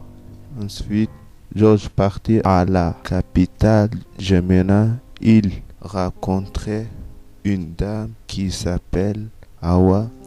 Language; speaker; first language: French; non-native, learner; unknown